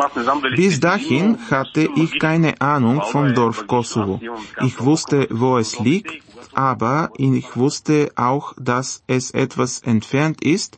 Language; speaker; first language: German; non-native, fluent; Bulgarian